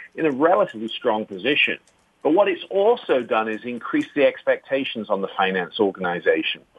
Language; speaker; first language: English; native; English